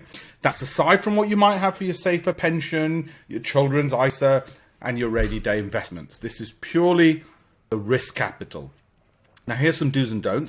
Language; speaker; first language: English; native; English